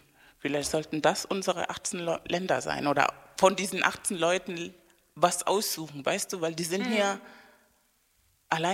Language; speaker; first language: German; non-native, fluent; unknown